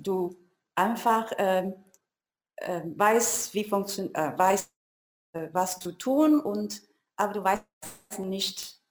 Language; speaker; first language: German; non-native, learner; Chinese